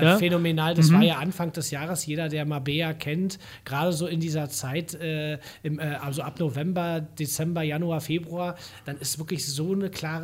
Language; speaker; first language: German; native; German